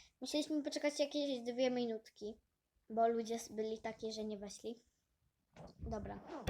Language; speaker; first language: Polish; native; Polish